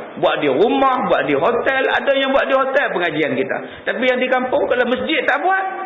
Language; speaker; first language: Malay; native; Malay